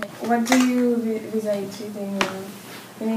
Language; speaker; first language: English; non-native, learner; French